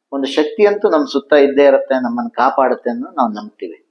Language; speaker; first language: Kannada; native; Kannada